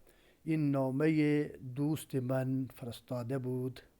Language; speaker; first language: Persian; non-native, fluent; Urdu